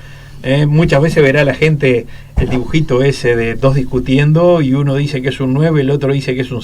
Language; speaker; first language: Spanish; native; Spanish